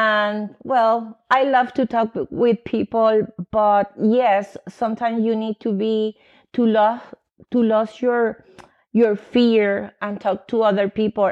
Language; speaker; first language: English; non-native, fluent; Spanish